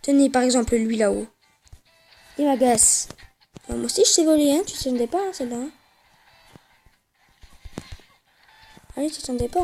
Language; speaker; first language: French; native; French